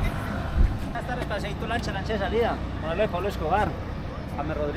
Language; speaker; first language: Spanish; native; Spanish